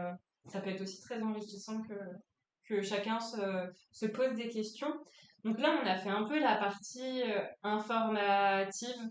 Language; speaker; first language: French; native; French